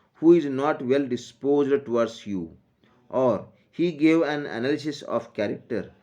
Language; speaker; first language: English; non-native, local second language; Marathi